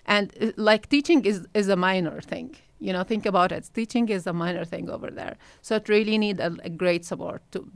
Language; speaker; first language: English; non-native, fluent; Arabic